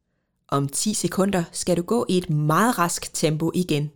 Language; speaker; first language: Danish; native; Danish